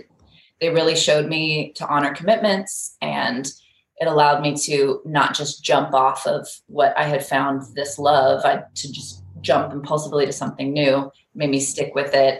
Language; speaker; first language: English; native; English